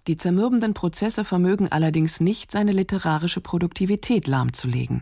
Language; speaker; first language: German; native; German